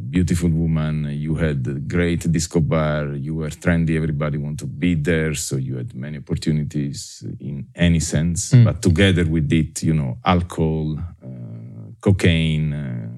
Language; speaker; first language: English; non-native, fluent; Italian